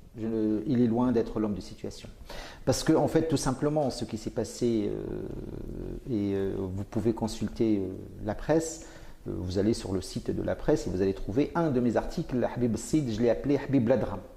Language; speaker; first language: French; non-native, local second language; Arabic